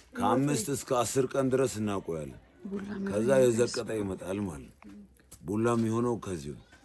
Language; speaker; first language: Amharic; non-native, local second language; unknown